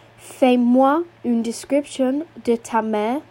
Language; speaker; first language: French; non-native, learner; English